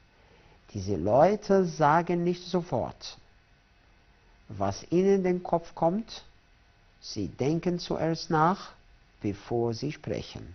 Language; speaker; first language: German; non-native, fluent; Arabic